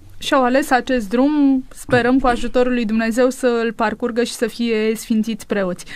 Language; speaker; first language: Romanian; native; Romanian